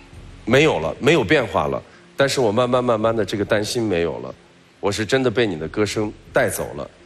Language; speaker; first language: Chinese; native; Chinese